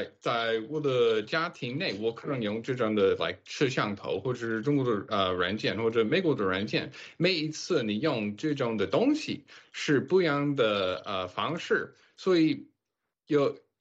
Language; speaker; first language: Chinese; non-native, fluent; English